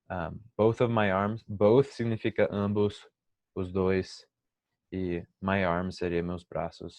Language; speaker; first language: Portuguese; non-native, fluent; English